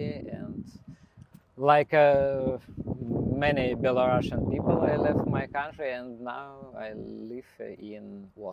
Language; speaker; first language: English; non-native, learner; Belarusian